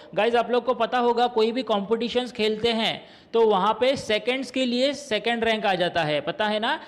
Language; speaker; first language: Hindi; non-native, local second language; Marathi